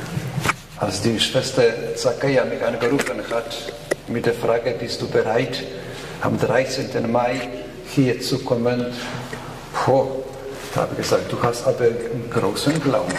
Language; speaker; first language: German; non-native, fluent; Polish